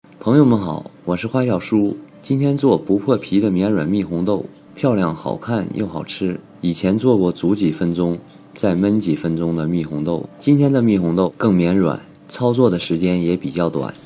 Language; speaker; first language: Chinese; native; Chinese